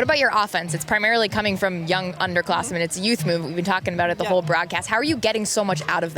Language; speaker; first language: English; native; English